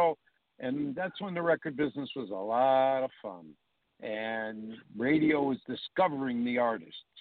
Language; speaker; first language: English; native; English